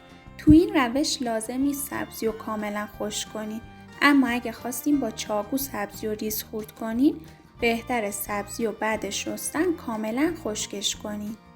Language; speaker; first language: Persian; native; Persian